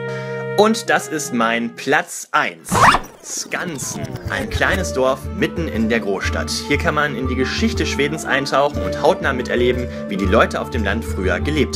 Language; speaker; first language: German; native; German